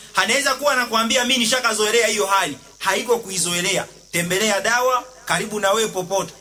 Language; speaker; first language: Swahili; native; Swahili